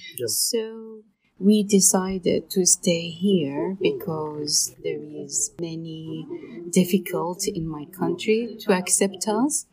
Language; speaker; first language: English; non-native, learner; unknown